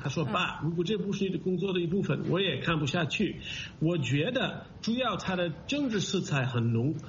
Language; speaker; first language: Chinese; non-native, fluent; English